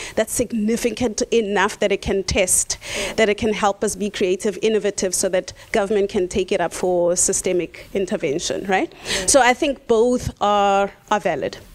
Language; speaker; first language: English; non-native, local second language; Tswana